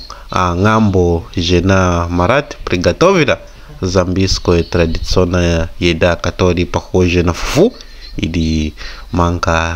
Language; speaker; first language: Russian; non-native, fluent; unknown